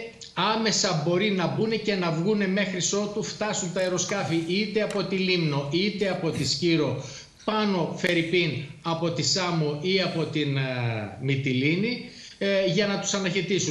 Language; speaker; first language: Greek; native; Greek